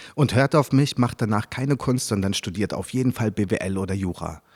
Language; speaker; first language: German; early bilingual, other home language; French